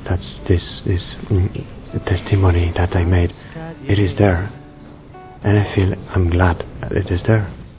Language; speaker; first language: English; non-native, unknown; Polish